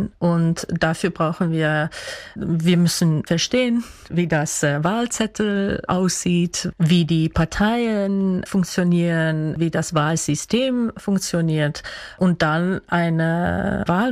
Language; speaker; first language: German; non-native, fluent; Dutch